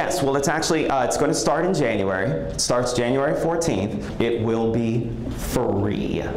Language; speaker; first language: English; native; English